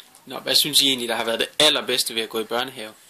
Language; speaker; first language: Danish; native; Danish